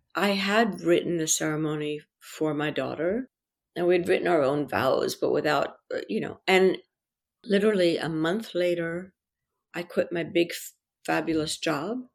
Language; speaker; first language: English; early bilingual, other home language; French